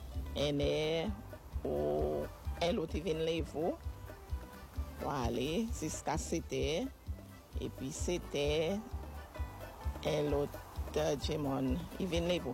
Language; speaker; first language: French; non-native, local second language; Seselwa Creole French